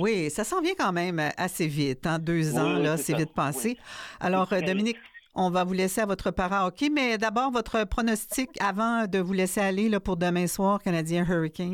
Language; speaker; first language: French; native; French